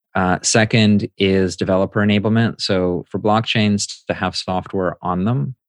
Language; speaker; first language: English; native; English